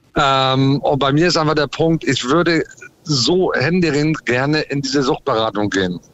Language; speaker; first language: German; early bilingual, other home language; English